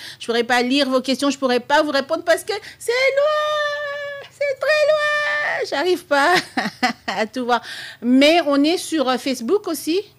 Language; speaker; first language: French; non-native, local second language; Lingala